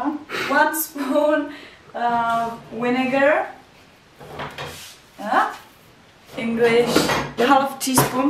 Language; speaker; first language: English; non-native, learner; Czech